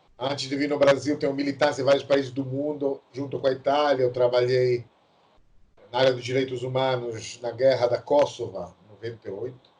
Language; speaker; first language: Portuguese; non-native, fluent; Italian